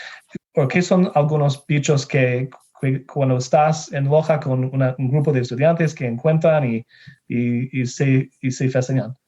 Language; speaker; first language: Spanish; non-native, fluent; English